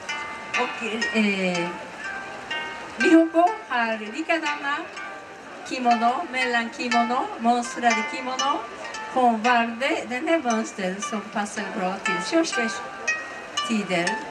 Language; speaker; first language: Swedish; non-native, learner; Japanese